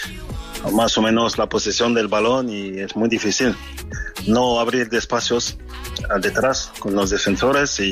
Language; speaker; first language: Spanish; non-native, learner; French